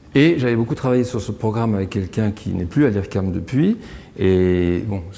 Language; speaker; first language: French; native; French